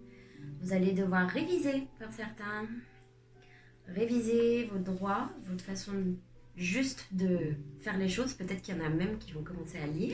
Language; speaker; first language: French; native; French